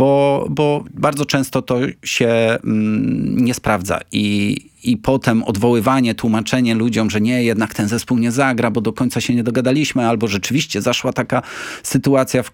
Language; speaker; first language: Polish; native; Polish